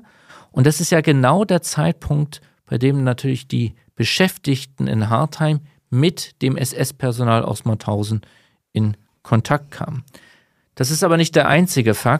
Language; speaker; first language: German; native; German